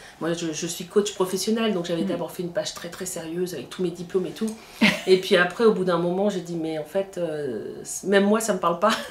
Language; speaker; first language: French; native; French